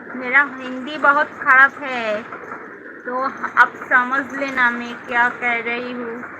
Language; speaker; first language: Hindi; non-native, local second language; Bangla